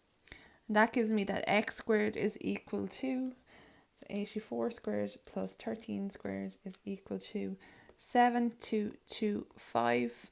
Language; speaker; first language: English; native; English